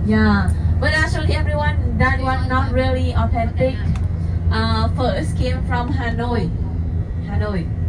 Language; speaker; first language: English; non-native, learner; Vietnamese